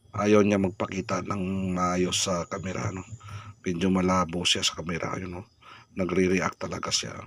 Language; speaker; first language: Filipino; non-native, local second language; Cebuano